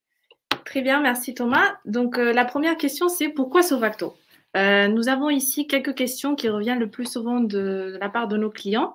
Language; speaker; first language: French; native; French